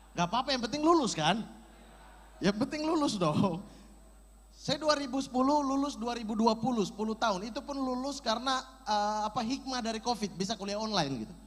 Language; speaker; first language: Indonesian; native; Indonesian